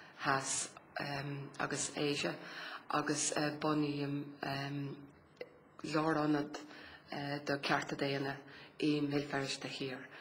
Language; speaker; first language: Irish; non-native, local second language; English